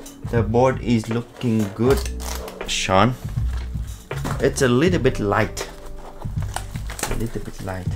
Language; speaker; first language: English; non-native, fluent; Vietnamese